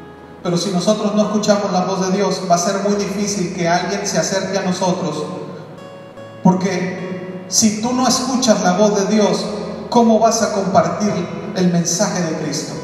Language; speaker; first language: Spanish; native; Spanish